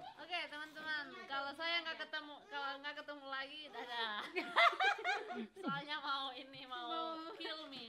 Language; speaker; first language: Indonesian; non-native, fluent; English